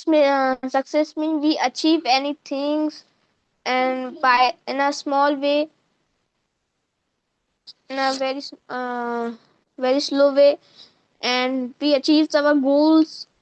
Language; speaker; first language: English; non-native, learner; Hindi